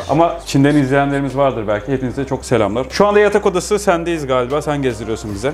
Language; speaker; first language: Turkish; native; Turkish